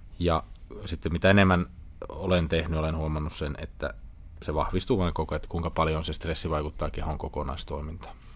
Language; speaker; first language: Finnish; native; Finnish